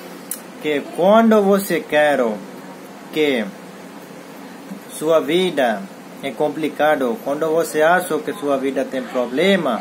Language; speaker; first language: Portuguese; non-native, learner; Hindi